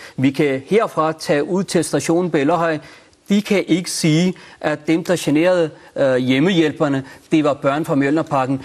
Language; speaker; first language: Danish; early bilingual, other home language; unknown